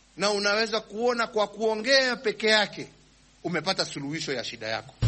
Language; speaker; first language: Swahili; native; Swahili